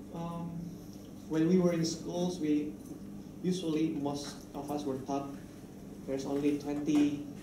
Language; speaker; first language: English; non-native, fluent; Indonesian